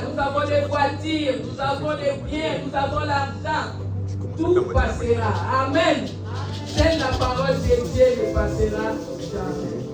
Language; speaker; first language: French; non-native, local second language; Lingala